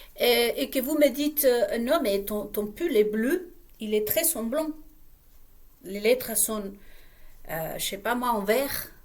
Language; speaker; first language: French; non-native, fluent; Spanish